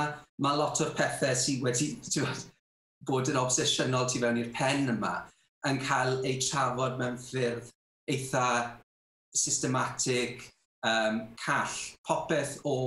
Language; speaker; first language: Welsh; native; Welsh